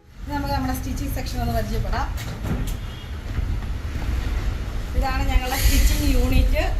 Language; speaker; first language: Malayalam; native; Malayalam